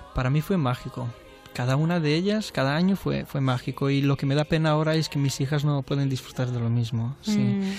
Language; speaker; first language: Spanish; non-native, fluent; Romanian